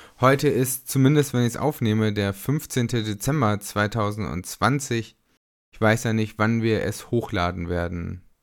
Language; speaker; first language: German; native; German